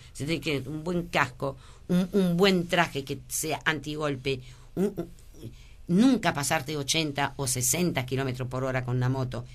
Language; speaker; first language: Spanish; early bilingual, other home language; French